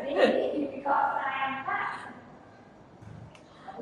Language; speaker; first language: English; non-native, learner; Vietnamese